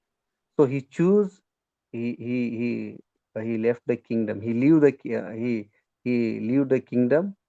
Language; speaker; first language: English; non-native, learner; Kannada